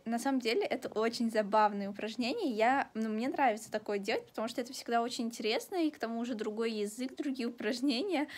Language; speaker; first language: Russian; native; Russian